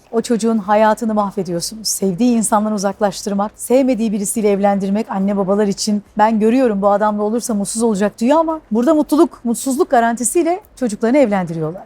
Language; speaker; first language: Turkish; native; Turkish